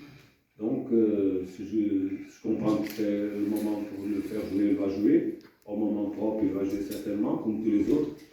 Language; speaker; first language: French; non-native, fluent; Portuguese